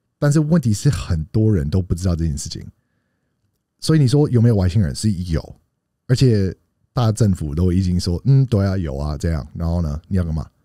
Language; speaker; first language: Chinese; early bilingual, heritage; Chinese